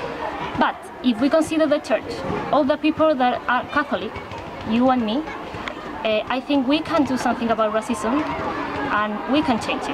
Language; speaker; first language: English; non-native, learner; Spanish